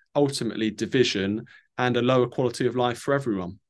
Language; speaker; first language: English; native; English